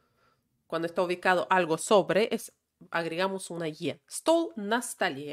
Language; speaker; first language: Spanish; non-native, fluent; Russian